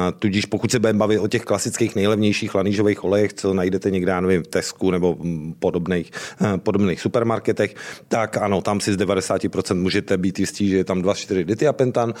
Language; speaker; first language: Czech; native; Czech